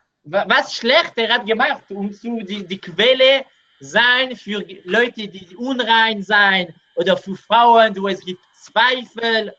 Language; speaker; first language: German; non-native, learner; Hebrew